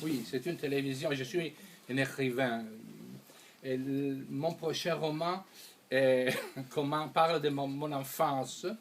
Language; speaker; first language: French; non-native, fluent; Italian